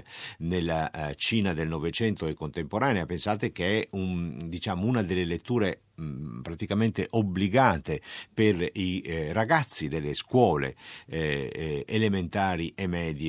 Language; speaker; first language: Italian; native; Italian